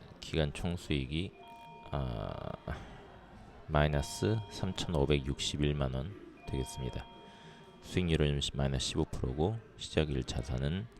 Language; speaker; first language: Korean; native; Korean